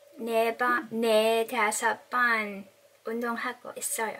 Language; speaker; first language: Korean; non-native, learner; English